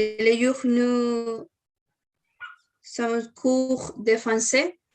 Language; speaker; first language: French; non-native, learner; Spanish